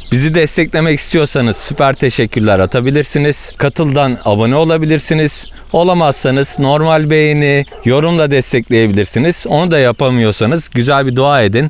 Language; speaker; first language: Turkish; native; Turkish